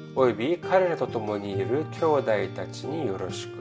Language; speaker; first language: Japanese; non-native, fluent; Korean